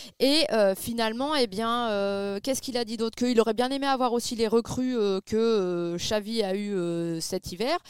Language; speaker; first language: French; native; French